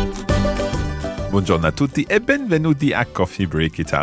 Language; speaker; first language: Italian; non-native, fluent; English